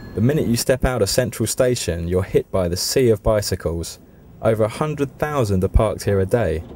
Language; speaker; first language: English; native; English